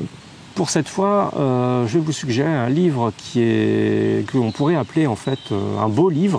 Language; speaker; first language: French; native; French